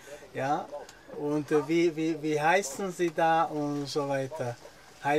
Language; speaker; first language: German; non-native, learner; Slovak